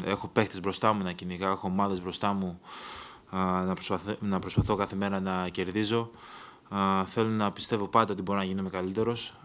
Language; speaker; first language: Greek; early bilingual, other home language; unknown